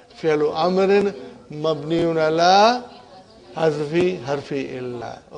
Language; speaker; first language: Arabic; non-native, fluent; Urdu